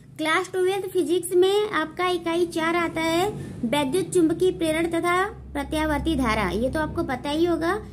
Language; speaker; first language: Hindi; native; Hindi